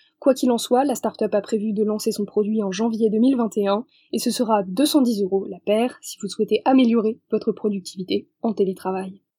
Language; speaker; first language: French; native; French